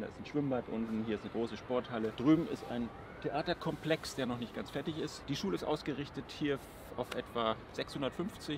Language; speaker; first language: German; native; German